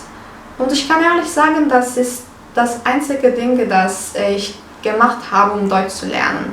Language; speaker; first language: German; non-native, fluent; Turkish